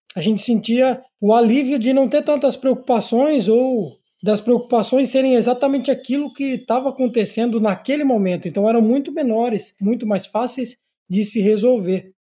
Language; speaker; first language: Portuguese; native; Portuguese